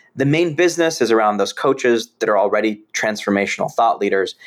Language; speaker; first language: English; native; English